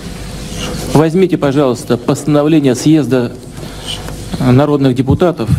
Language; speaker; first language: Russian; native; Russian